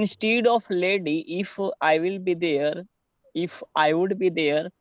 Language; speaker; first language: English; non-native, learner; Hindi